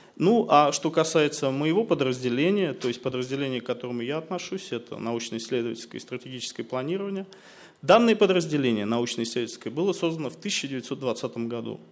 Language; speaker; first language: Russian; native; Russian